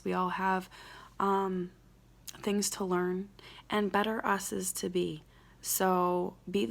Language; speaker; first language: English; native; English